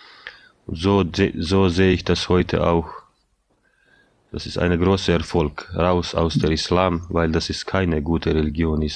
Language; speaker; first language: German; non-native, fluent; Bosnian